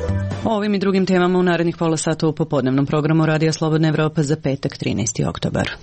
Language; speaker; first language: Serbian; native; Serbian